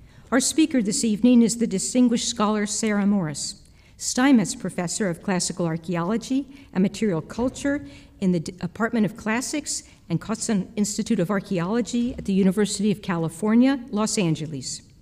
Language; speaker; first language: English; native; English